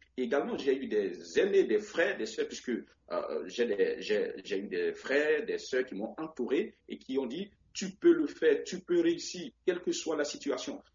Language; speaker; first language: French; non-native, local second language; Baoulé